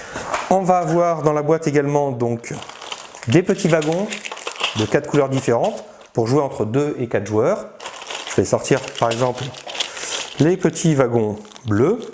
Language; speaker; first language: French; native; French